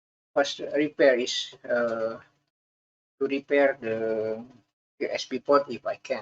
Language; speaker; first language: English; non-native, learner; Indonesian